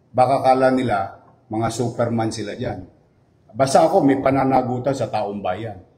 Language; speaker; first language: Filipino; native; Filipino